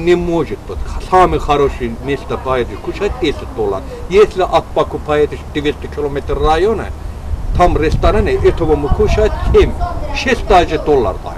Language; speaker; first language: Russian; non-native, learner; Azerbaijani